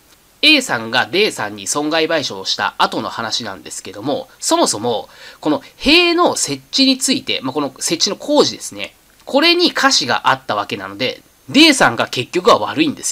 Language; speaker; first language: Japanese; native; Japanese